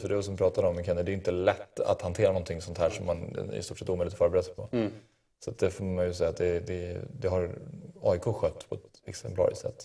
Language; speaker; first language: Swedish; native; Swedish